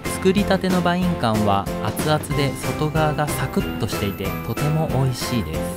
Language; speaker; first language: Japanese; native; Japanese